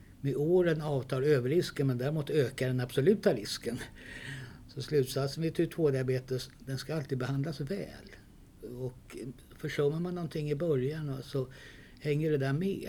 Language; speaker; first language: Swedish; native; Swedish